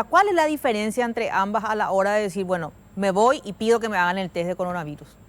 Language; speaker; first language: Spanish; native; Spanish